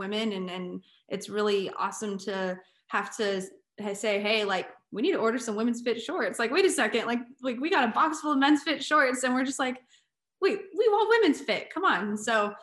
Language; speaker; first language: English; native; English